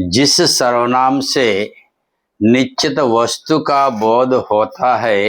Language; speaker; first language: Hindi; non-native, local second language; Telugu